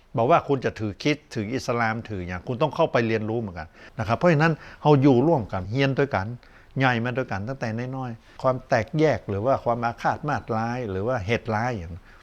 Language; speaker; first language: Thai; native; Thai